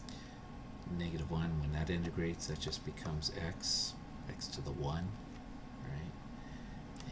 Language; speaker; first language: English; native; English